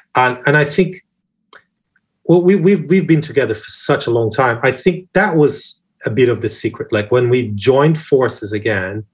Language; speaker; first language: English; non-native, fluent; Portuguese